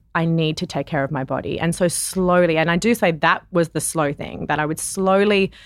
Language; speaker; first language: English; native; English